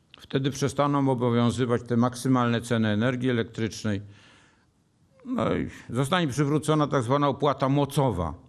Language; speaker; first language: Polish; native; Polish